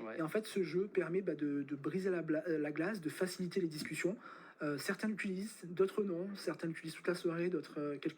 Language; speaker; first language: French; native; French